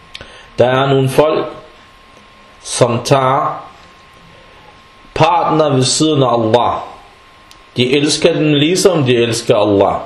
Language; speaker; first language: Danish; non-native, fluent; Arabic